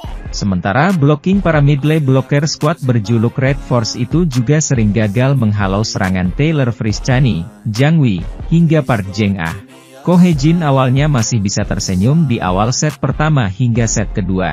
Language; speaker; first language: Indonesian; native; Indonesian